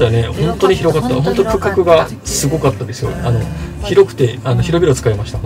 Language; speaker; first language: Japanese; native; Japanese